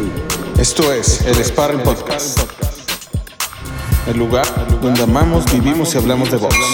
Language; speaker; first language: Spanish; native; Spanish